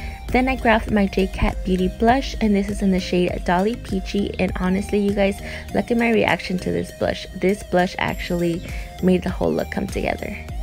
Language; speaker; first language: English; early bilingual, other home language; Spanish